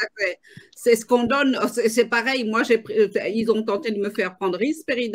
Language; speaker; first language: French; native; French